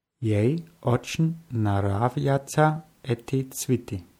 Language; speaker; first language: Russian; non-native, learner; German